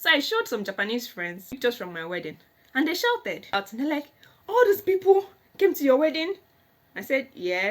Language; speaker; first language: English; non-native, local second language; Igbo